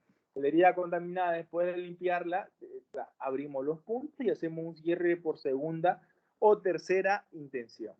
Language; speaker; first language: Spanish; native; Spanish